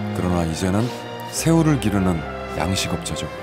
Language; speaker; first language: Korean; native; Korean